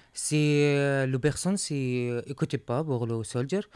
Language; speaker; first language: French; non-native, learner; Arabic